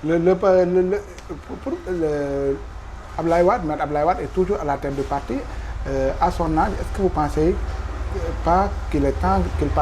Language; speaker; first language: French; non-native, local second language; Wolof